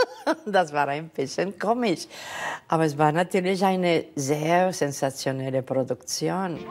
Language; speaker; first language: German; non-native, fluent; Catalan